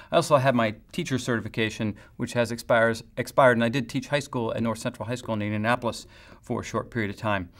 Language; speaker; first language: English; native; English